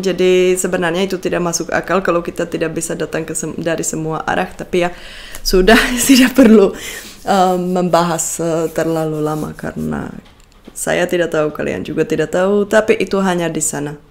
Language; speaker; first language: Indonesian; non-native, fluent; Czech